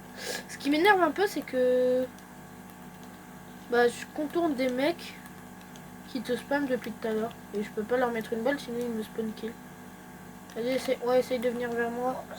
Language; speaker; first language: French; native; French